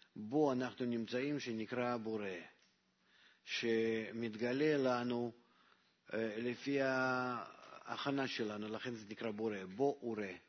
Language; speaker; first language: Hebrew; non-native, fluent; Russian